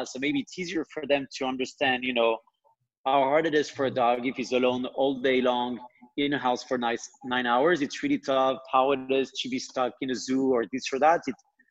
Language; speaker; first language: English; non-native, fluent; French